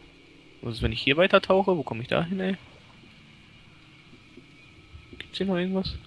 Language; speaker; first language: German; native; German